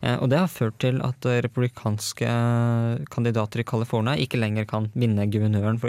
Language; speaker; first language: Norwegian; native; Norwegian